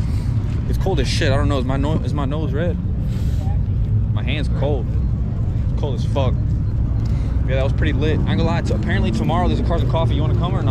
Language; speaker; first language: English; native; English